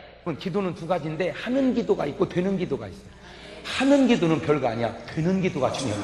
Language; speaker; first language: Korean; native; Korean